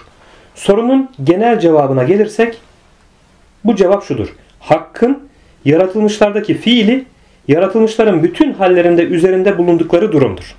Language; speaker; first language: Turkish; native; Turkish